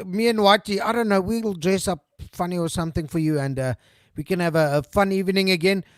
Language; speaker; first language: English; non-native, local second language; Afrikaans